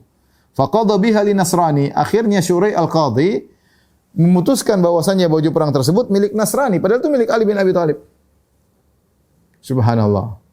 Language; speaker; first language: Indonesian; native; Indonesian